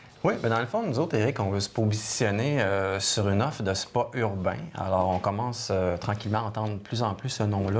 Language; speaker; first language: French; native; French